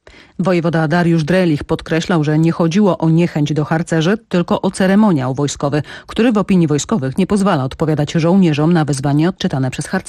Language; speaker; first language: Polish; native; Polish